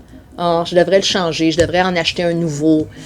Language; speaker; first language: French; native; French